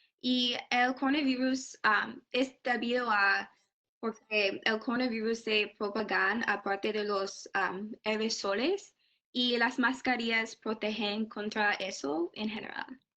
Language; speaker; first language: Spanish; non-native, learner; English